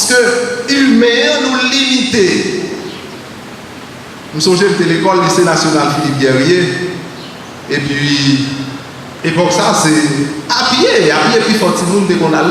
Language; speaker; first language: French; non-native, learner; Haitian Creole